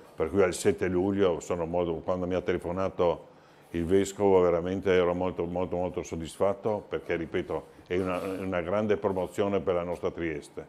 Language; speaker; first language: Italian; native; Italian